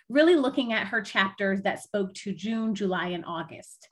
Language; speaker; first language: English; native; English